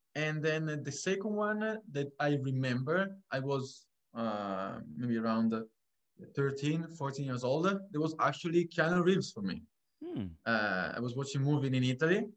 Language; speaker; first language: English; non-native, fluent; Italian